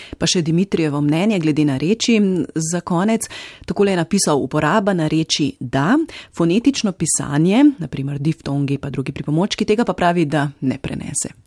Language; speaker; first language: Slovenian; native; Slovenian